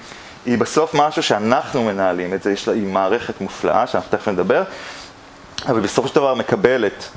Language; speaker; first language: Hebrew; native; Hebrew